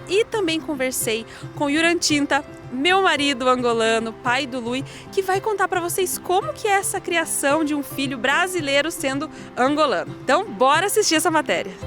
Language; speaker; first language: Portuguese; native; Portuguese